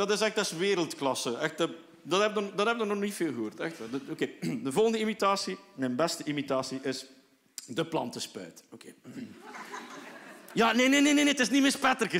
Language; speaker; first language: Dutch; native; Dutch